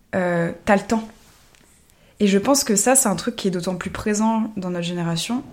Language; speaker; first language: French; native; French